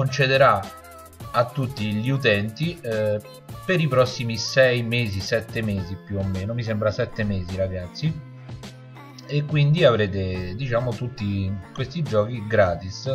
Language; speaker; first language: Italian; native; Italian